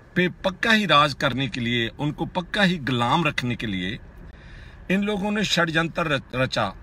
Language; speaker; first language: Hindi; non-native, local second language; Punjabi